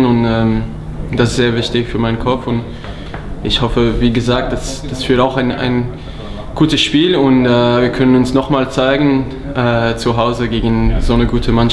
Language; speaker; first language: German; non-native, fluent; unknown